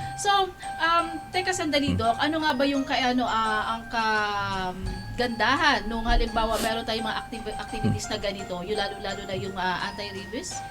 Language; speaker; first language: Filipino; native; Filipino